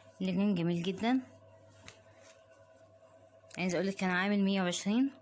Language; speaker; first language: Arabic; native; Arabic